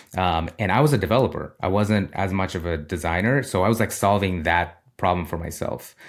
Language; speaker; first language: English; early bilingual, other home language; Russian